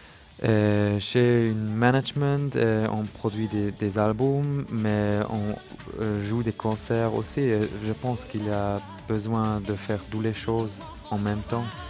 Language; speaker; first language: French; non-native, learner; German